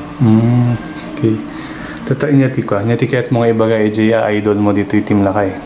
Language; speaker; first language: Filipino; non-native, local second language; Iloko